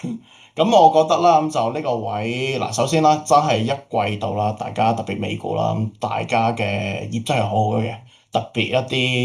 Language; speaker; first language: Cantonese; native; Cantonese